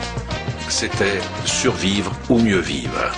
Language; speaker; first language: French; native; French